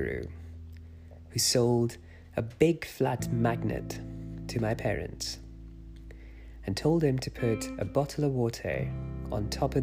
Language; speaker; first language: English; non-native, local second language; Hindi